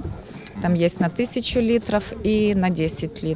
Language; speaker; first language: Russian; native; Russian